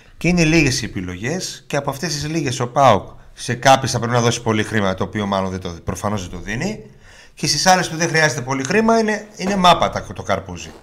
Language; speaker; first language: Greek; early bilingual, heritage; Greek